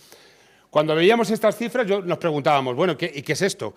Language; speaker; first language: Spanish; native; Spanish